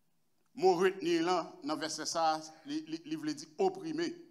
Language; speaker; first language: French; non-native, local second language; Haitian Creole